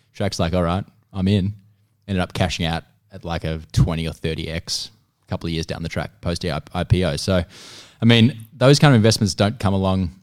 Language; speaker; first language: English; native; English